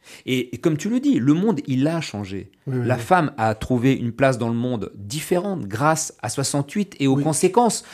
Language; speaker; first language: French; native; French